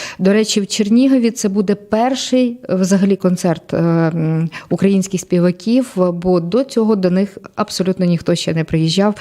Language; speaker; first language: Ukrainian; native; Ukrainian